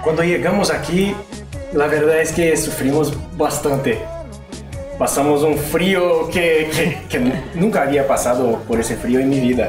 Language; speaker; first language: Spanish; non-native, learner; Portuguese